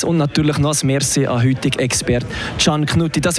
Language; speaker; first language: German; native; German